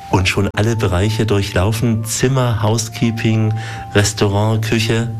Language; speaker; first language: German; native; German